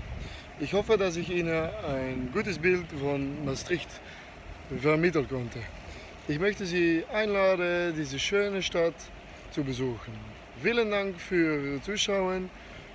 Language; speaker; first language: German; non-native, learner; Dutch